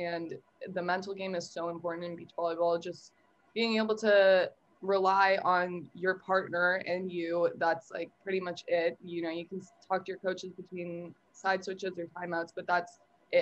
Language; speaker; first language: English; native; English